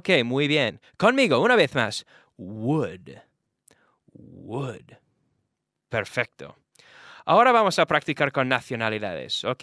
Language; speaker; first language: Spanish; non-native, fluent; English